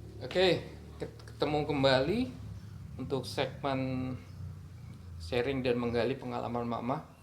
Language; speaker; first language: Indonesian; native; Indonesian